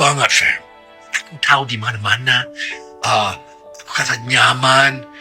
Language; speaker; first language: Indonesian; non-native, learner; English